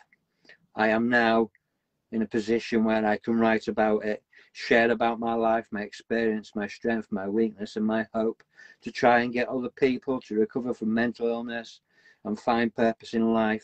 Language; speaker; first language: English; native; English